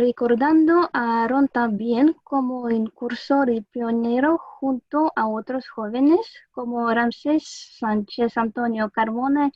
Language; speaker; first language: Spanish; non-native, fluent; Russian